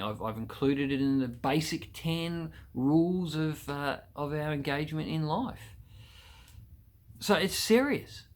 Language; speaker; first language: English; native; English